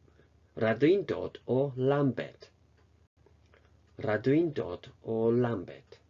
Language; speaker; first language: Welsh; non-native, fluent; Japanese